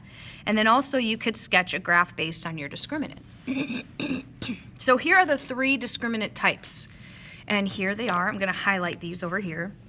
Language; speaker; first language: English; native; English